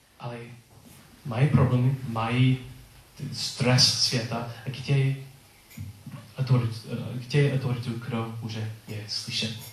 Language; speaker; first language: Czech; non-native, learner; English